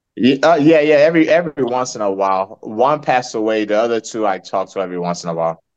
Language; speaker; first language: English; early bilingual, other home language; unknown